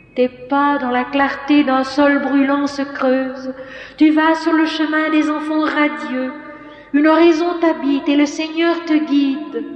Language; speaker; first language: French; native; French